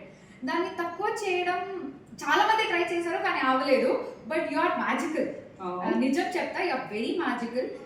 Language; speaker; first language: Telugu; non-native, local second language; Kannada